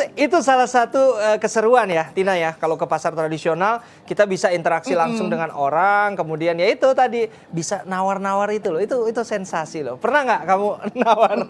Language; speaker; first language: Indonesian; native; Indonesian